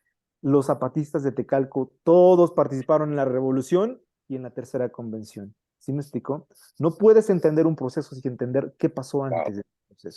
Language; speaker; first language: Spanish; native; Spanish